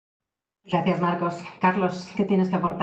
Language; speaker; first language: Spanish; native; Spanish